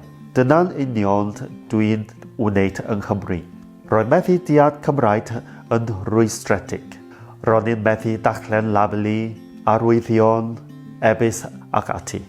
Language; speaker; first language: Welsh; non-native, learner; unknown